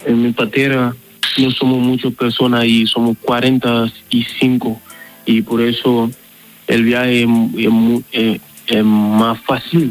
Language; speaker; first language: Spanish; non-native, learner; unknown